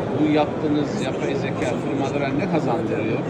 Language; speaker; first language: Turkish; native; Turkish